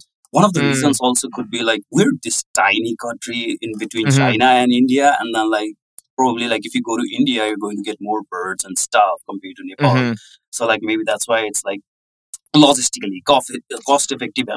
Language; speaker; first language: English; non-native, local second language; Nepali